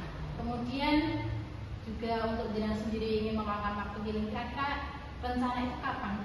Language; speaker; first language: Indonesian; non-native, local second language; Javanese